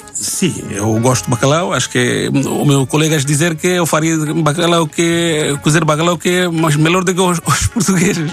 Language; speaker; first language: Portuguese; non-native, learner; Bangla